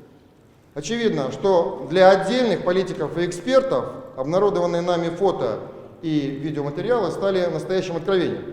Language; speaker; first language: Russian; native; Russian